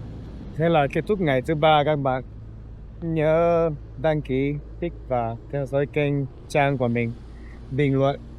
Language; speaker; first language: Vietnamese; non-native, fluent; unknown